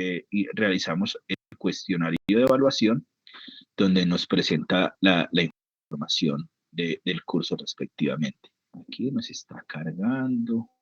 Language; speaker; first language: Spanish; native; Spanish